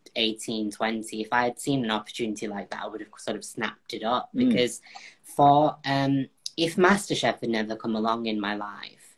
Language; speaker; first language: English; native; English